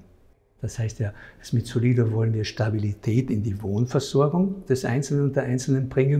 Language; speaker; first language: German; native; German